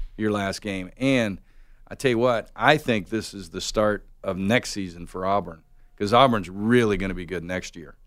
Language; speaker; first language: English; native; English